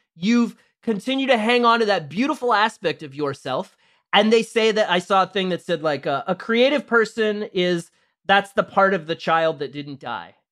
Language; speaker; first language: English; native; English